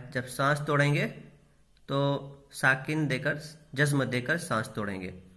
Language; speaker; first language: Urdu; native; Urdu